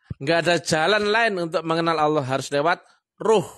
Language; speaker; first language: Indonesian; non-native, local second language; Javanese